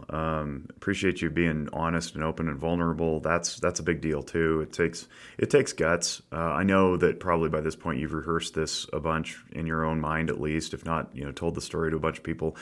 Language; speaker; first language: English; native; English